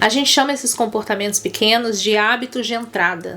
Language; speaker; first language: Portuguese; native; Portuguese